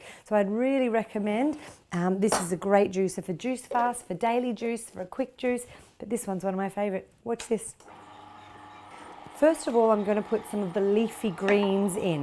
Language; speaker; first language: English; native; English